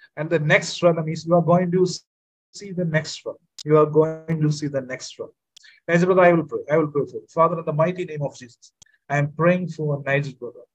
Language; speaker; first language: English; non-native, local second language; Malayalam